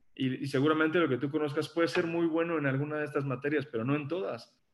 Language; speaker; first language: Spanish; native; Spanish